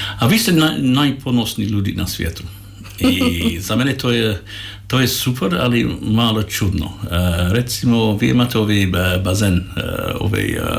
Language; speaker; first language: Croatian; non-native, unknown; English